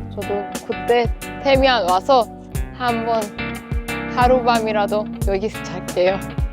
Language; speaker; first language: Korean; non-native, learner; Persian